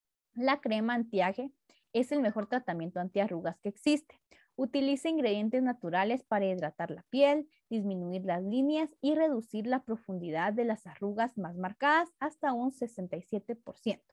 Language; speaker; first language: Spanish; native; Spanish